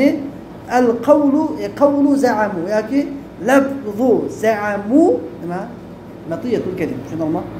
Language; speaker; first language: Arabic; non-native, fluent; Uyghur